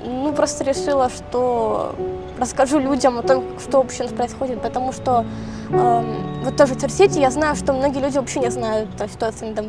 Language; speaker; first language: Russian; native; Russian